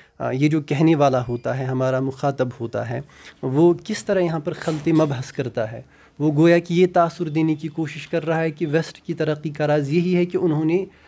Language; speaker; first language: Urdu; non-native, local second language; Kashmiri